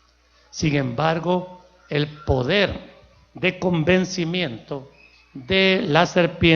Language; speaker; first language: Spanish; native; Spanish